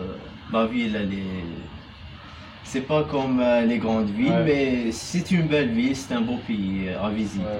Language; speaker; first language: French; non-native, local second language; Arabic